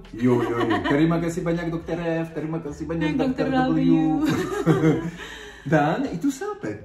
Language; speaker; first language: Indonesian; non-native, fluent; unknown